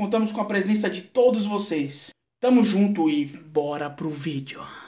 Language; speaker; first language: Portuguese; native; Portuguese